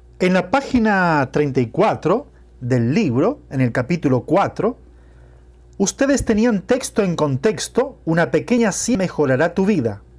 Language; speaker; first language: Spanish; non-native, fluent; Portuguese